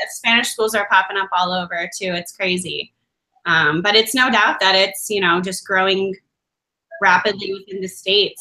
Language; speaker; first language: English; native; English